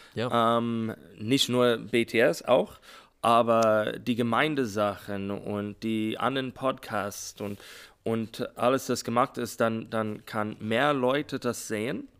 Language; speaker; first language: German; non-native, learner; English